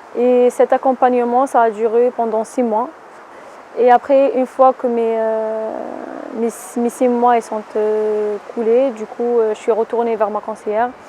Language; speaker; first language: French; non-native, local second language; Arabic